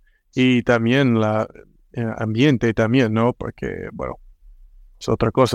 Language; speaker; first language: Spanish; non-native, fluent; English